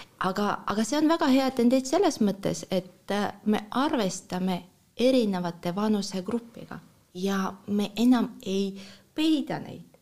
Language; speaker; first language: Estonian; non-native, fluent; Russian